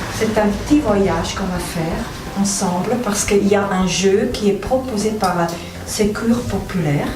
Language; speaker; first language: French; native; French